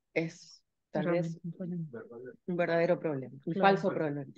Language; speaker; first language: Spanish; native; Spanish